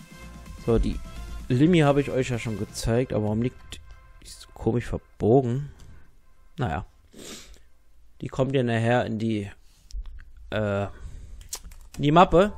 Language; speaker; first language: German; native; German